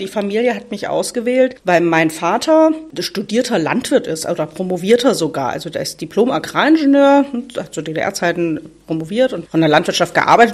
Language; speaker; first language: German; native; German